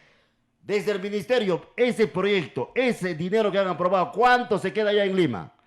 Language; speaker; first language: Spanish; native; Spanish